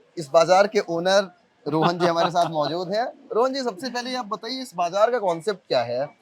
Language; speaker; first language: Hindi; native; Hindi